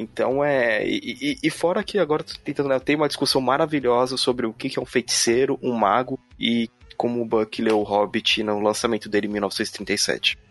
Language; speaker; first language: Portuguese; native; Portuguese